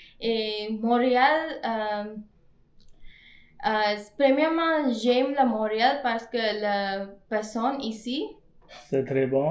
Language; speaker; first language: French; non-native, learner; Gujarati